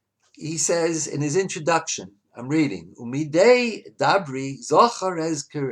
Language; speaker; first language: English; native; English